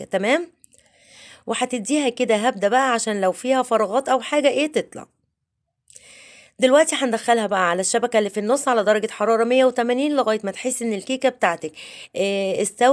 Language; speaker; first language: Arabic; native; Arabic